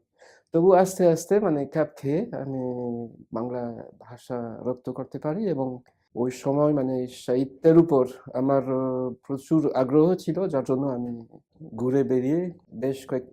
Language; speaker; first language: Bangla; non-native, fluent; French